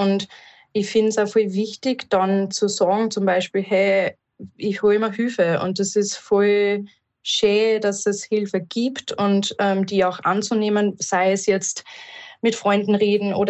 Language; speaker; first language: German; native; German